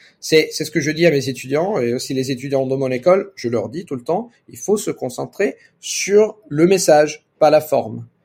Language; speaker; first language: French; non-native, fluent; Italian